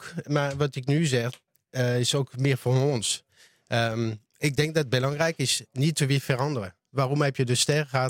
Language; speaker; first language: Dutch; non-native, learner; French